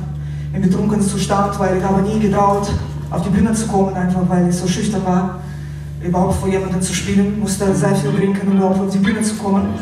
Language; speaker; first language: German; non-native, fluent; Russian